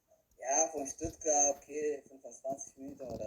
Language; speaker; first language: German; non-native, learner; Tigrinya